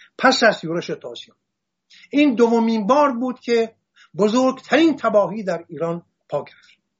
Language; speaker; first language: Persian; non-native, local second language; Assyrian Neo-Aramaic